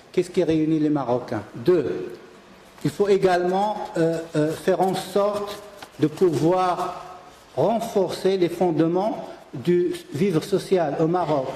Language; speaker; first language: French; non-native, local second language; Arabic